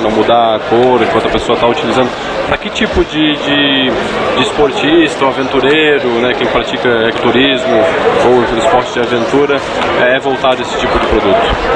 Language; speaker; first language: Portuguese; native; Portuguese